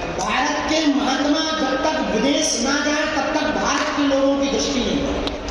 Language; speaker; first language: Hindi; native; Hindi